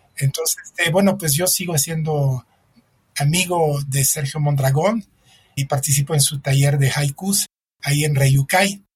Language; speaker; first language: Spanish; non-native, fluent; French